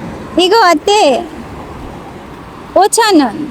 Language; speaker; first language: Korean; non-native, learner; Bangla